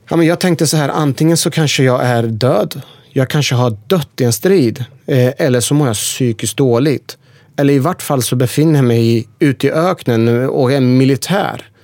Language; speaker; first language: Swedish; early bilingual, other home language; Persian